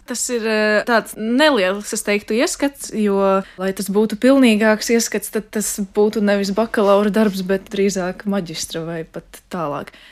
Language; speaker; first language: Latvian; non-native, local second language; Russian